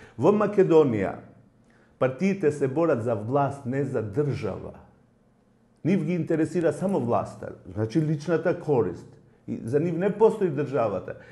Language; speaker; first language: Macedonian; non-native, local second language; Albanian